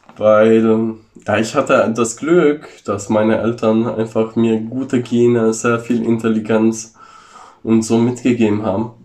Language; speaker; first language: German; non-native, local second language; Ladin